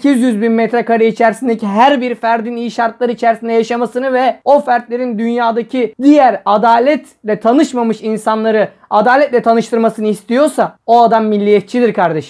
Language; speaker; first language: Turkish; native; Turkish